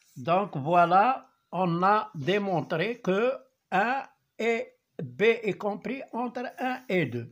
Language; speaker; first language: French; non-native, local second language; Arabic